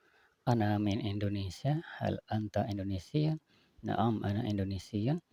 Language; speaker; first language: Arabic; non-native, learner; Indonesian